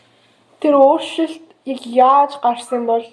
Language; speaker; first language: Mongolian; early bilingual, heritage; Mongolian